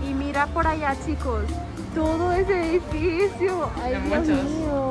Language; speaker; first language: Spanish; non-native, fluent; English